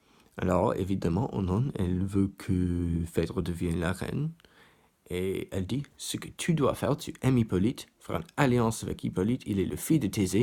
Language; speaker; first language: French; non-native, learner; English